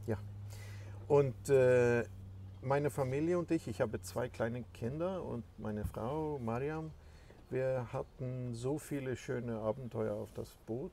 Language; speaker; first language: German; non-native, fluent; Swedish